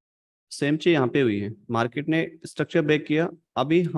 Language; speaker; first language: Hindi; native; Hindi